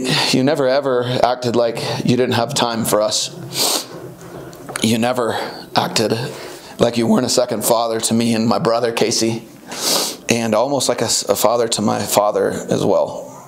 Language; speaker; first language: English; native; English